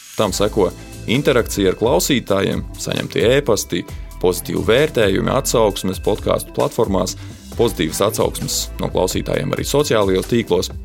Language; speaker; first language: Latvian; native; Latvian